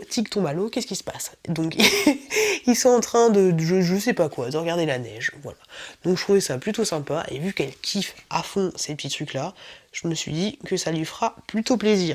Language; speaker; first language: French; native; French